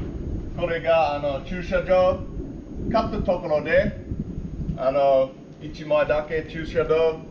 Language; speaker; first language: Japanese; non-native, learner; English